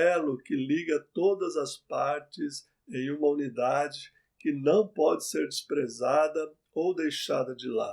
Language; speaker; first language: Portuguese; native; Portuguese